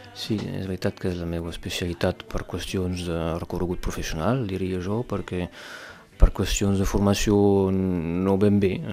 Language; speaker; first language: Catalan; non-native, local second language; French